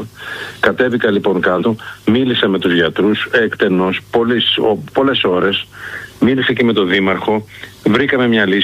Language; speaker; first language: Greek; native; Greek